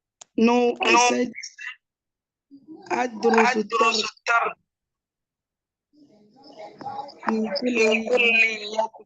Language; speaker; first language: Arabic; non-native, learner; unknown